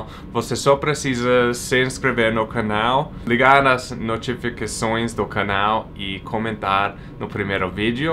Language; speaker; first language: Portuguese; non-native, fluent; English